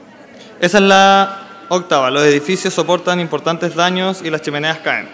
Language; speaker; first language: Spanish; native; Spanish